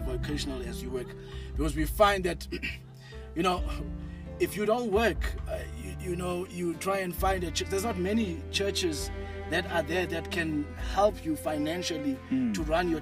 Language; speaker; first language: English; non-native, local second language; Xhosa